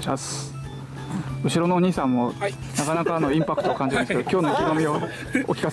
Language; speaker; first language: Japanese; native; Japanese